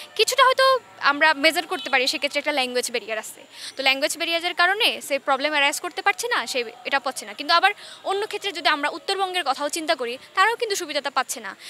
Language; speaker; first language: Bangla; non-native, local second language; Chakma